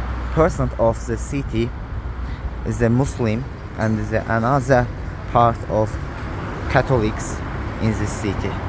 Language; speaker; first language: English; non-native, learner; Azerbaijani